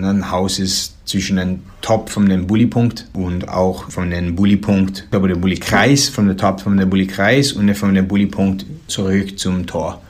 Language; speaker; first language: German; non-native, learner; English